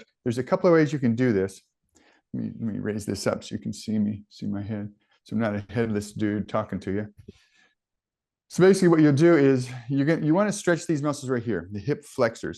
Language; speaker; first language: English; native; English